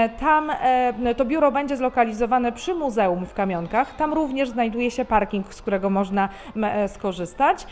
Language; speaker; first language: Polish; native; Polish